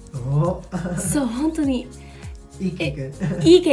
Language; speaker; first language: Japanese; non-native, local second language; Filipino